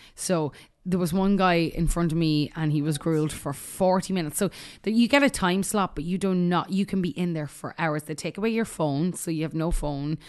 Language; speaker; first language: English; native; English